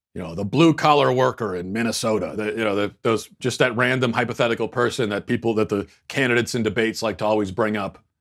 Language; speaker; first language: English; native; English